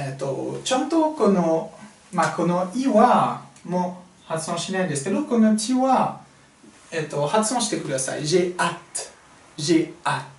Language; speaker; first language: Japanese; non-native, fluent; French